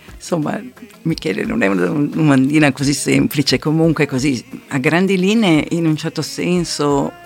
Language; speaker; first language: Italian; native; Italian